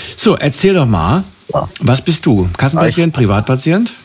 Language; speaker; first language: German; native; German